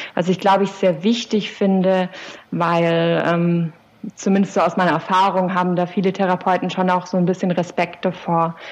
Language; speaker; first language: German; native; German